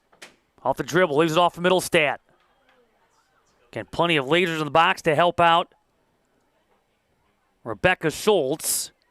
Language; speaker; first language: English; native; English